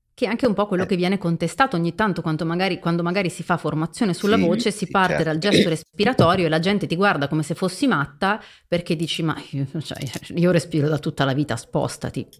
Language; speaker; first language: Italian; native; Italian